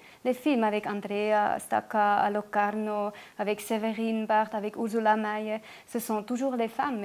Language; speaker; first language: French; non-native, local second language; German